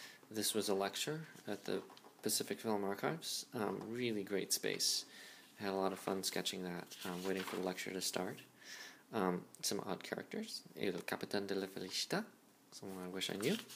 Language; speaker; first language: English; native; English